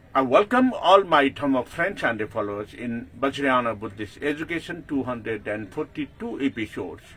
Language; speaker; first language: English; non-native, local second language; Nepali